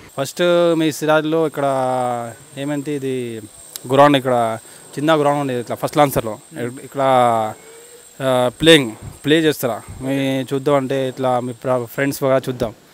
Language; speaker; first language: Telugu; non-native, local second language; Urdu